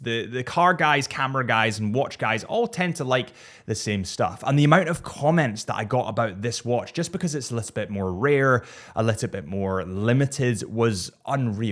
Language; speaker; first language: English; native; English